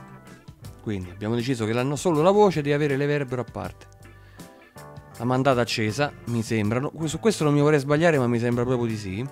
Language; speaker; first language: Italian; native; Italian